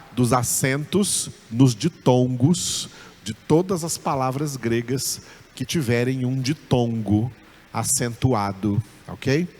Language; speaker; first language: Portuguese; native; Portuguese